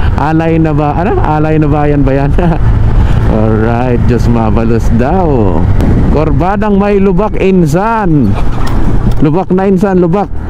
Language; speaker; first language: Filipino; non-native, local second language; Bikol